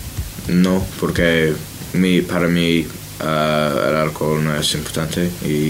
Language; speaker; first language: Spanish; non-native, learner; English